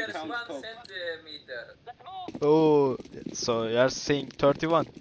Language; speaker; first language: English; non-native, learner; Turkish